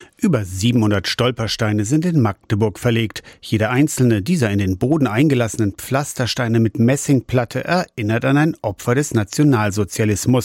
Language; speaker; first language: German; native; German